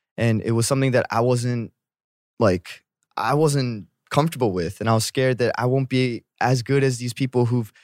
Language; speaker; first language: English; native; English